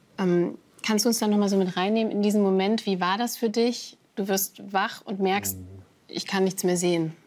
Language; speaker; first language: German; native; German